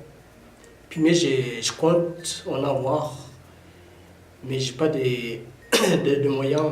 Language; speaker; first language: French; non-native, fluent; Tigrinya